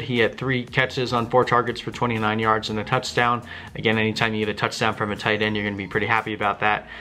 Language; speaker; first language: English; native; English